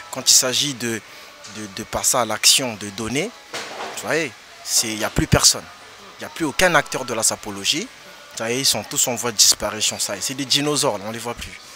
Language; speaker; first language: French; early bilingual, other home language; Lingala